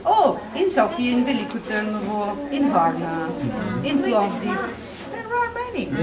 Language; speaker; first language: English; non-native, fluent; Bulgarian